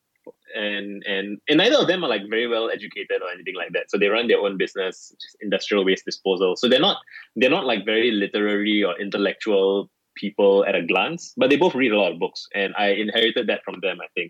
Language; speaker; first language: English; native; English